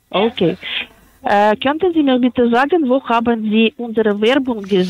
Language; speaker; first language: German; non-native, fluent; Polish